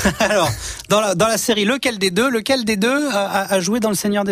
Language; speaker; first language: French; native; French